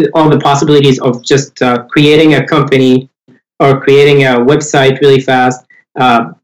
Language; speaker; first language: English; non-native, fluent; Arabic